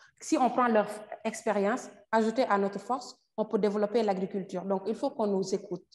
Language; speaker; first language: French; non-native, local second language; Wolof